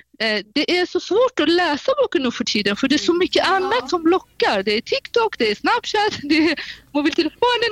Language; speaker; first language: Swedish; non-native, fluent; Baluchi